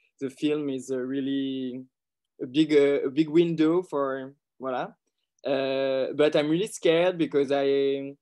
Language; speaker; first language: English; non-native, learner; French